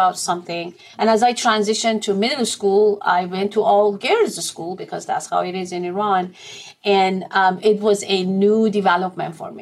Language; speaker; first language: English; non-native, fluent; Persian